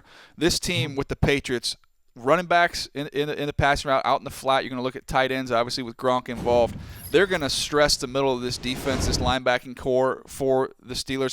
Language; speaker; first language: English; native; English